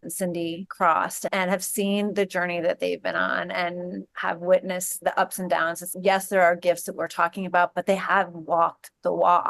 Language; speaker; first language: English; native; English